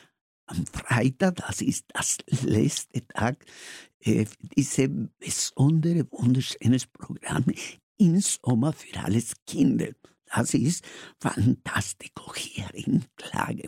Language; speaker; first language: German; non-native, learner; Spanish